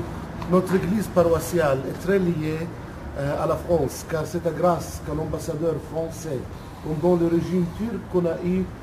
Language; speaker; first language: French; non-native, local second language; Arabic